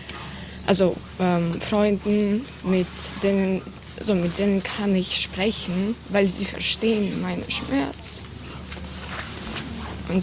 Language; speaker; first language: German; early bilingual, other home language; Ukrainian